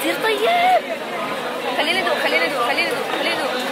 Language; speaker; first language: Arabic; native; Arabic